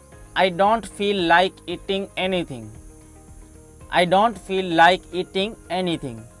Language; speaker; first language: English; non-native, fluent; Hindi